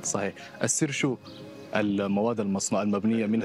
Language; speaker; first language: Arabic; native; Arabic